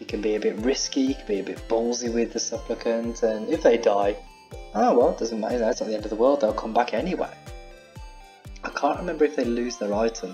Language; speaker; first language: English; native; English